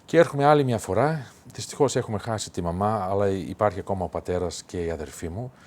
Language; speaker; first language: Greek; early bilingual, heritage; Greek